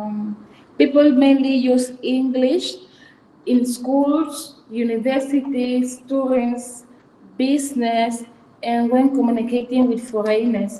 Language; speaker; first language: English; non-native, fluent; Fang